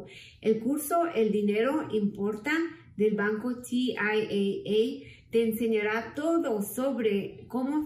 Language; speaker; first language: Spanish; early bilingual, heritage; Spanish